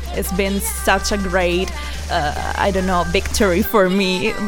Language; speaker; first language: English; non-native, fluent; Italian